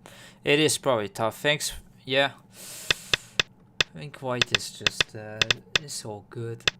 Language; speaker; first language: English; non-native, fluent; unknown